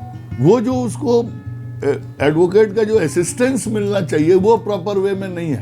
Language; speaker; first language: Hindi; native; Hindi